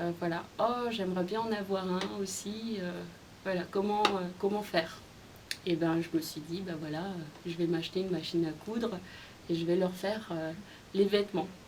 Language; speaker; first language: French; early bilingual, other home language; Khmer